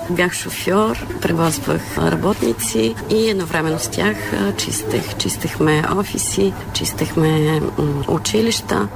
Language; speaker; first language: Bulgarian; non-native, local second language; Turkish